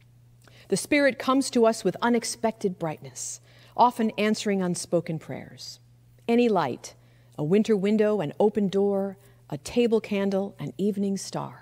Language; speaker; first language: English; native; English